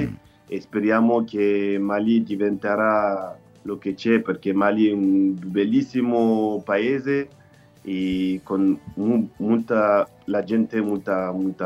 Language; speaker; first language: Italian; non-native, learner; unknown